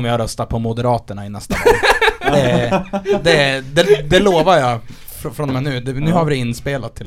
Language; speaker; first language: Swedish; native; Swedish